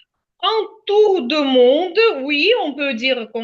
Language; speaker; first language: French; non-native, fluent; Ukrainian